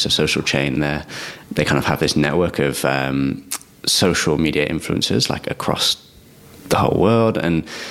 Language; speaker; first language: English; native; English